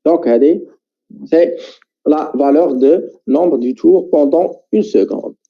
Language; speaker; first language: French; non-native, local second language; Arabic